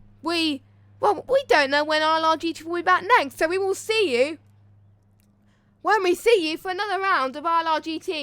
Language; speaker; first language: English; native; English